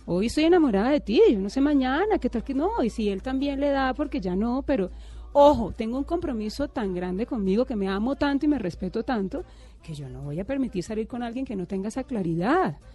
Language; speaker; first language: Spanish; native; Spanish